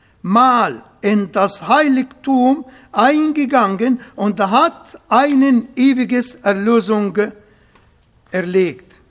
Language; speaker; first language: German; non-native, fluent; Arabic